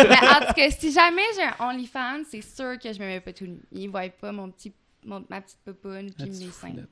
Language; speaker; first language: French; native; French